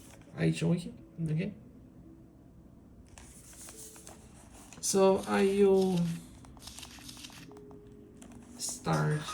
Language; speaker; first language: English; non-native, learner; Portuguese